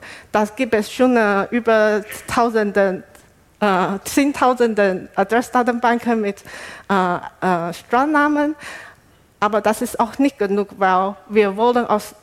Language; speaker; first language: German; non-native, fluent; Chinese